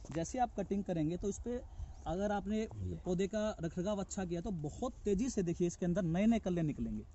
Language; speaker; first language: Hindi; native; Hindi